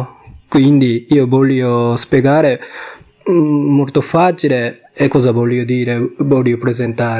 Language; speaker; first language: Italian; non-native, learner; Japanese